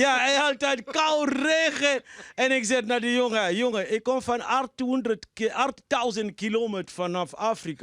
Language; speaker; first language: Dutch; non-native, fluent; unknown